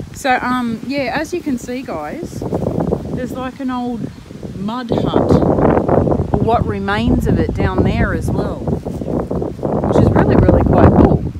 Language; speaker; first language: English; native; English